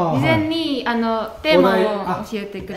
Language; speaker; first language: Japanese; early bilingual, other home language; Cebuano